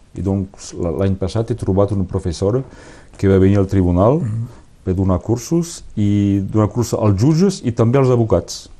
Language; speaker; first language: Catalan; non-native, local second language; French